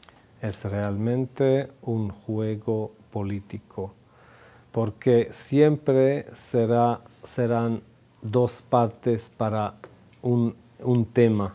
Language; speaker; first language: Spanish; non-native, fluent; Hebrew